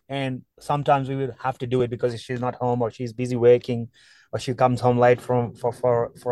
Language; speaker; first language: English; non-native, local second language; Punjabi